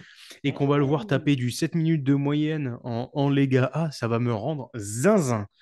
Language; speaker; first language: French; native; French